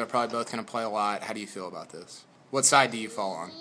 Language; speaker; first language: English; native; English